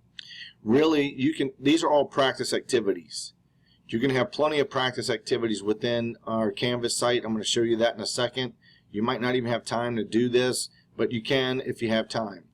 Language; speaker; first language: English; native; English